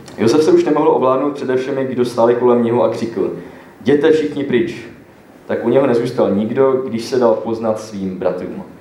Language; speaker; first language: Czech; native; Czech